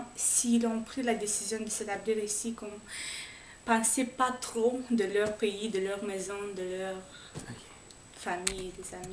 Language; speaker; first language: French; non-native, learner; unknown